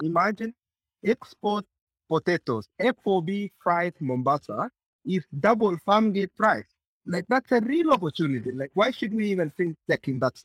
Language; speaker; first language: English; non-native, local second language; Kikuyu